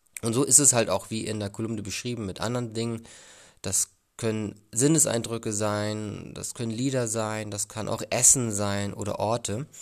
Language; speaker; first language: German; native; German